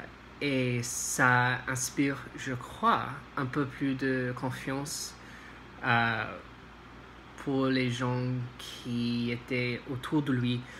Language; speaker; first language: French; non-native, learner; English